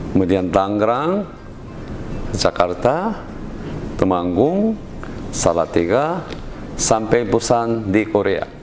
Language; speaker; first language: Indonesian; non-native, learner; Korean